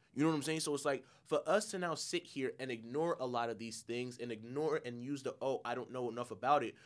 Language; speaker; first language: English; early bilingual, other home language; Yoruba